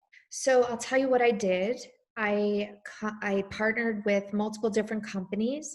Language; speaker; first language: English; native; English